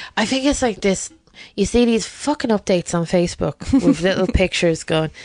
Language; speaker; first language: English; native; English